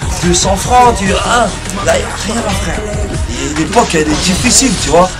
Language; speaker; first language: French; early bilingual, other home language; Arabic